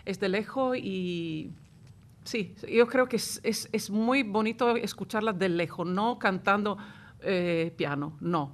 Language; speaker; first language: Spanish; non-native, fluent; Italian